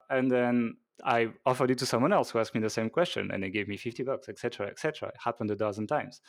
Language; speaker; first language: English; non-native, fluent; French